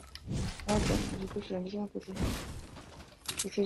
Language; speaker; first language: French; native; French